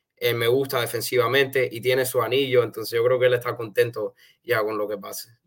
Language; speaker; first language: Spanish; early bilingual, heritage; Spanish